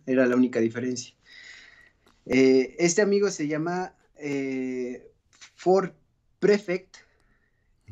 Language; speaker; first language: Spanish; native; Spanish